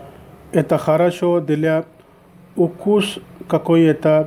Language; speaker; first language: Russian; non-native, learner; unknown